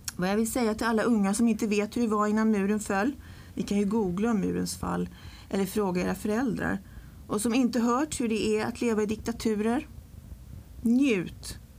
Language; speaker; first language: Swedish; early bilingual, other home language; English